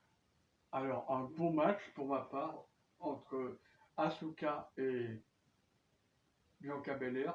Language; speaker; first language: French; native; French